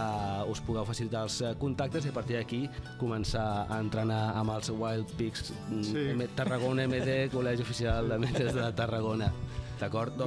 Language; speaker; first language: Catalan; native; Catalan